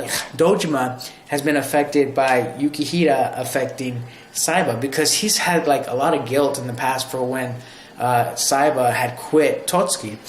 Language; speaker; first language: English; native; English